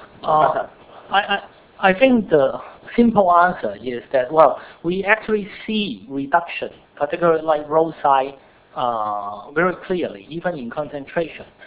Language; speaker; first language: English; non-native, local second language; Cantonese